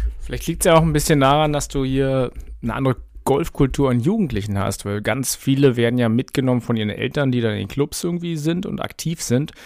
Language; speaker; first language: German; native; German